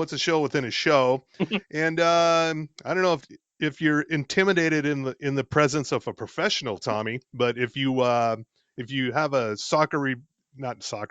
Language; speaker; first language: English; native; English